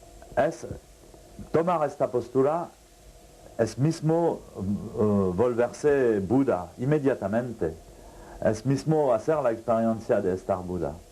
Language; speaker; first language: Spanish; non-native, fluent; French